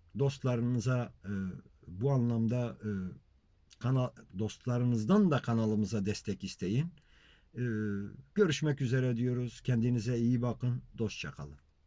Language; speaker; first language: Turkish; non-native, local second language; Kurdish